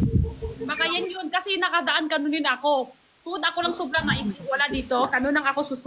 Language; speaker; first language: Filipino; non-native, learner; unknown